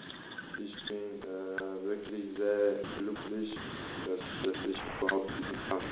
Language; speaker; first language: German; early bilingual, other home language; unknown